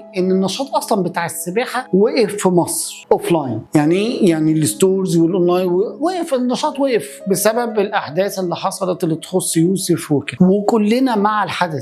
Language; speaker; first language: Arabic; native; Arabic